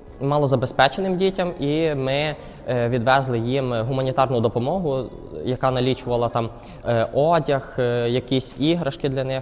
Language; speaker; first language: Ukrainian; native; Ukrainian